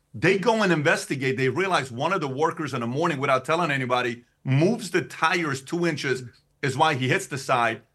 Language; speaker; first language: English; early bilingual, other home language; Persian